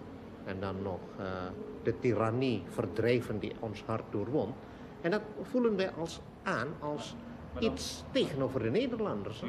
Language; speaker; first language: Dutch; non-native, local second language; Indonesian